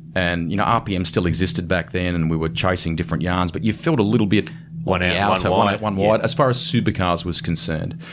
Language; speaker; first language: English; native; English